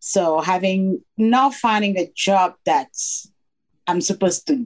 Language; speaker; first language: English; non-native, fluent; French